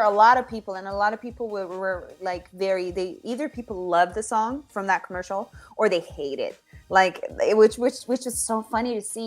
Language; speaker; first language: English; non-native, fluent; Finnish